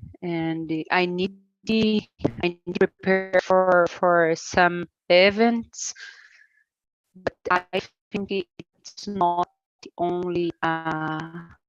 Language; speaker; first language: English; non-native, learner; Portuguese